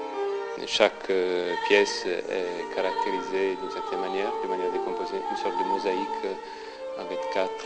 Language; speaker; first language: French; non-native, fluent; Italian